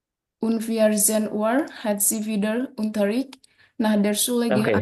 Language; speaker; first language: German; non-native, learner; Indonesian